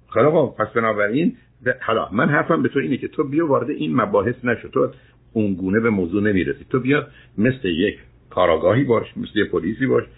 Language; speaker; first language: Persian; native; Persian